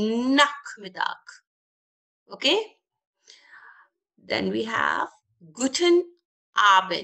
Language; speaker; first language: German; non-native, learner; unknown